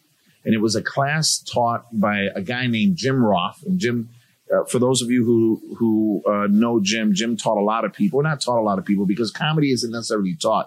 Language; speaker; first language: English; native; English